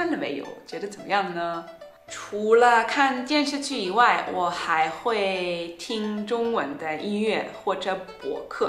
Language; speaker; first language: Chinese; non-native, fluent; German